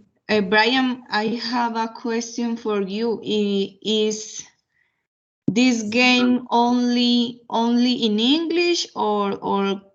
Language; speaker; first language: English; non-native, fluent; Spanish